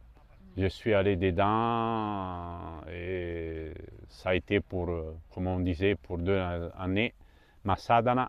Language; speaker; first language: French; non-native, fluent; Italian